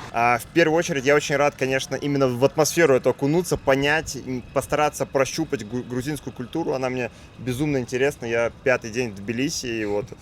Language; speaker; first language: Russian; native; Russian